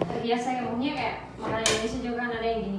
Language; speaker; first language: Indonesian; native; Indonesian